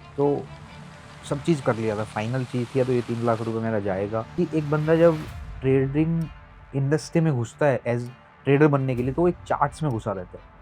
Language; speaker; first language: Hindi; native; Hindi